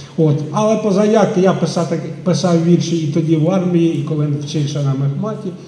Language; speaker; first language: Ukrainian; native; Ukrainian